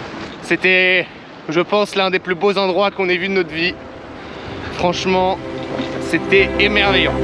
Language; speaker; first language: French; native; French